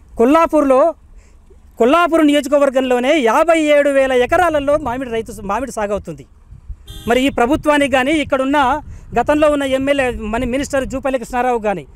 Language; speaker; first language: Telugu; native; Telugu